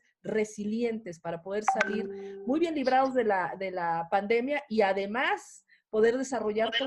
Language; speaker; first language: Spanish; native; Spanish